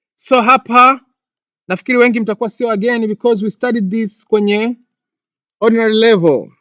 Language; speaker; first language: English; non-native, local second language; Swahili